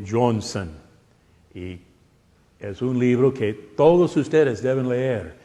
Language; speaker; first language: Spanish; non-native, fluent; English